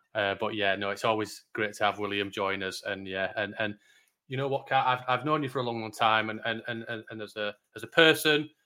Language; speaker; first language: English; native; English